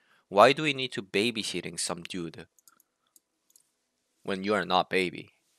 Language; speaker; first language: English; non-native, fluent; Korean